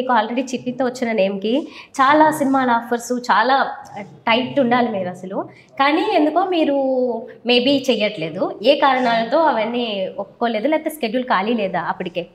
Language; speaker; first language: Telugu; native; Telugu